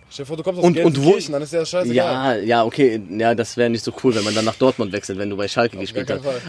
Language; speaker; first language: German; non-native, fluent; Arabic